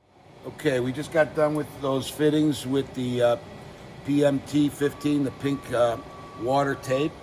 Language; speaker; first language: English; native; English